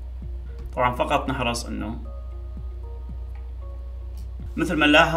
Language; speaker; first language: Arabic; native; Arabic